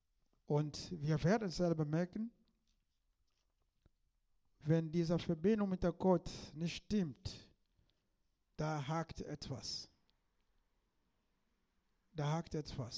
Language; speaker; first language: German; non-native, learner; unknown